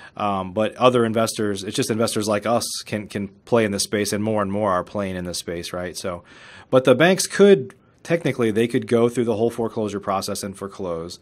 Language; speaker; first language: English; native; English